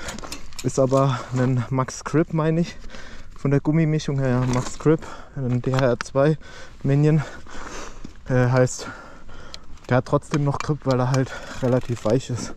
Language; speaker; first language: German; native; German